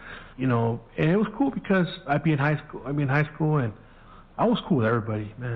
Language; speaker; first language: English; early bilingual, other home language; Spanish